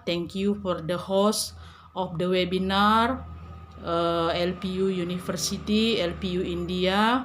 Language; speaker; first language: English; non-native, learner; Indonesian